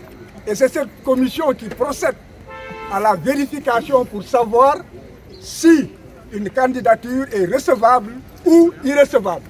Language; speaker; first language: French; non-native, local second language; Wolof